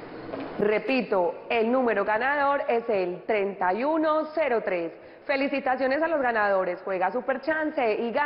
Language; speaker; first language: Spanish; native; Spanish